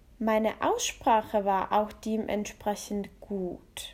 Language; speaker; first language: German; non-native, fluent; Czech